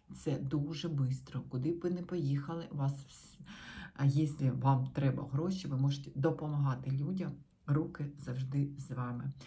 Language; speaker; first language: Ukrainian; non-native, local second language; Russian